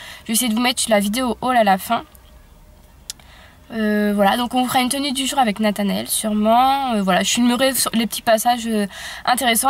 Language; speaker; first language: French; native; French